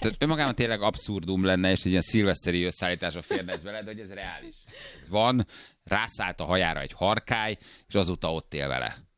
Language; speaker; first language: Hungarian; native; Hungarian